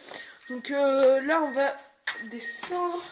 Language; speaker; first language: French; native; French